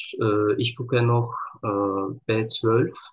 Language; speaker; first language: German; non-native, learner; Turkish